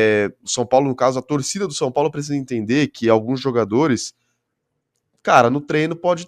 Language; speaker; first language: Portuguese; native; Portuguese